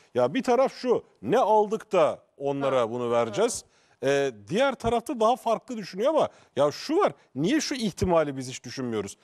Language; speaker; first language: Turkish; native; Turkish